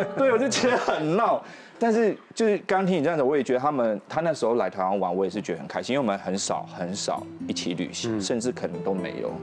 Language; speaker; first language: Chinese; native; Chinese